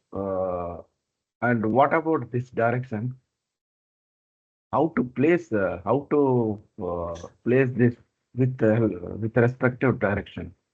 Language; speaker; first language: English; non-native, learner; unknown